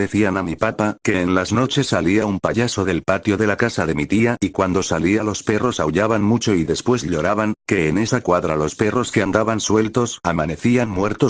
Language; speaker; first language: Spanish; native; Spanish